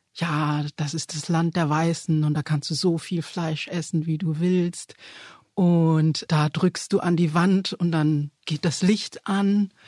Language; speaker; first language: German; early bilingual, other home language; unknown